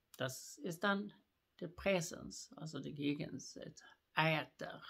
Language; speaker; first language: German; non-native, fluent; Swedish